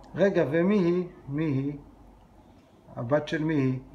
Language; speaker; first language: Hebrew; native; Hebrew